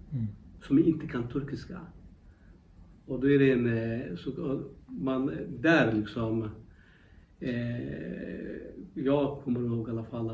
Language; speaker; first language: Swedish; non-native, local second language; Kurdish